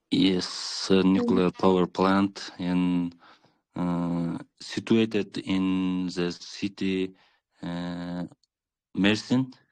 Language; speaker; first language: English; non-native, learner; Kyrgyz